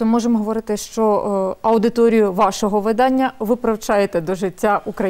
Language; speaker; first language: Ukrainian; native; Ukrainian